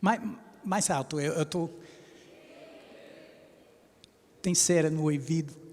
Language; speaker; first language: Portuguese; non-native, fluent; English